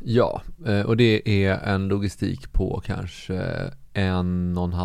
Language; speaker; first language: Swedish; native; Swedish